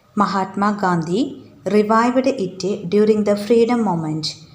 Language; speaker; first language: English; non-native, local second language; Malayalam